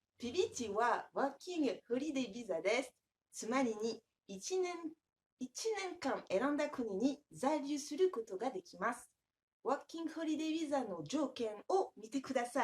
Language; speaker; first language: Japanese; non-native, fluent; French